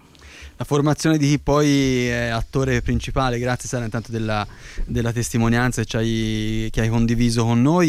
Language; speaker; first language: Italian; native; Italian